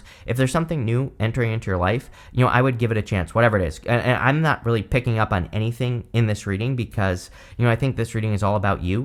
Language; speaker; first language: English; native; English